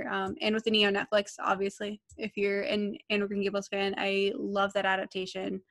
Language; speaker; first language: English; native; English